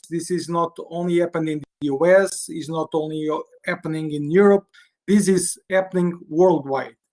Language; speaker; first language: English; non-native, fluent; Portuguese